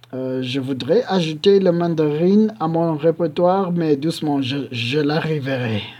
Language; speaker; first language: French; non-native, learner; Shona